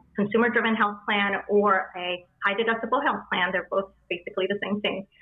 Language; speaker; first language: English; early bilingual, other home language; Spanish